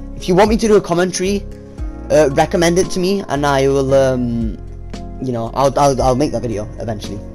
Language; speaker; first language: English; native; English